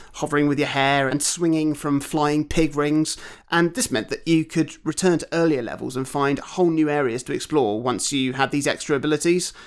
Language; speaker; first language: English; native; English